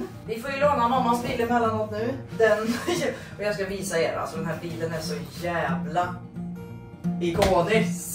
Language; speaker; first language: Swedish; native; Swedish